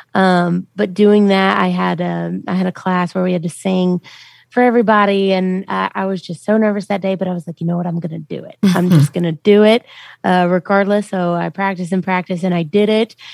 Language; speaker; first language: English; native; English